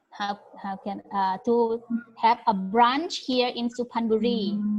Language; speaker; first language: English; non-native, learner; Thai